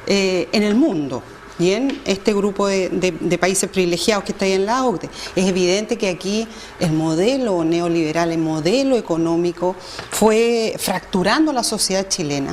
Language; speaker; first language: Spanish; native; Spanish